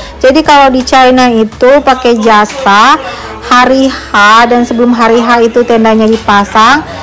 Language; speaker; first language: Indonesian; native; Indonesian